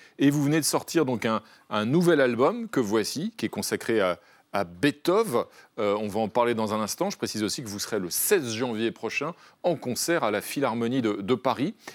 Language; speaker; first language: French; native; French